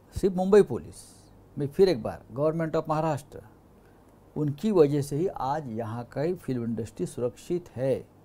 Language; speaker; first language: Hindi; non-native, local second language; Marathi